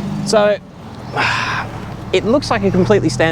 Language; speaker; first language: English; native; English